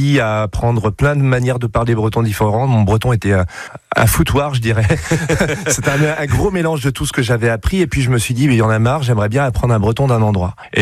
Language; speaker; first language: French; native; French